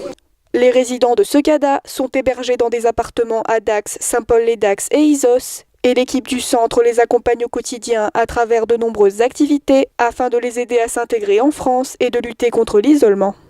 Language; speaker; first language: French; native; French